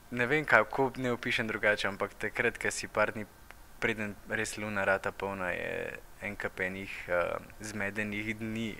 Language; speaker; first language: Slovenian; native; Slovenian